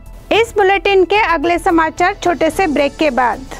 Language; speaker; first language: Hindi; non-native, local second language; Marathi